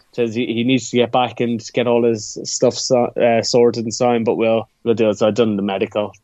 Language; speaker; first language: English; native; English